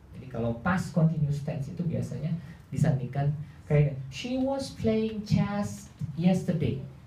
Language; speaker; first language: English; non-native, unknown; Indonesian